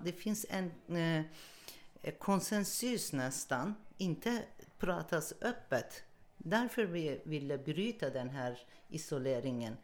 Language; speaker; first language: Swedish; non-native, learner; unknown